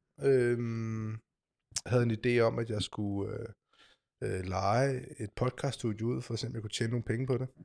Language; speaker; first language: Danish; native; Danish